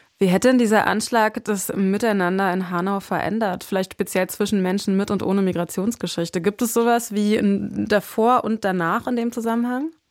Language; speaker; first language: German; native; German